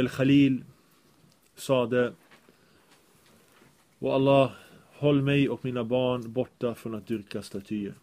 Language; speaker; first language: Swedish; early bilingual, other home language; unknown